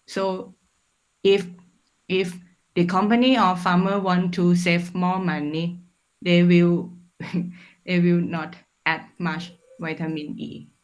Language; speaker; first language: English; non-native, fluent; Thai